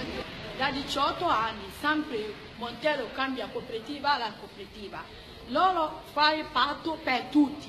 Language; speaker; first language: Italian; non-native, learner; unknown